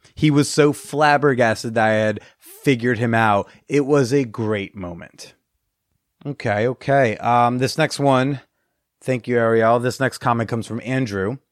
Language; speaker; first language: English; native; English